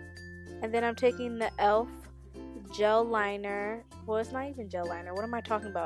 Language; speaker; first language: English; native; English